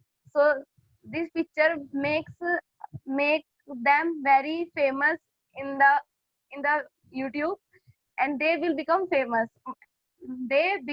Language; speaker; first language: English; non-native, learner; Hindi